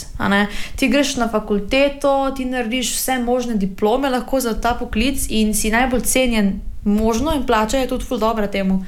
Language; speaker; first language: Slovenian; native; Slovenian